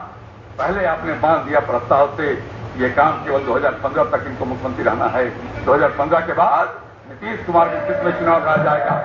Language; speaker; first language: Hindi; native; Hindi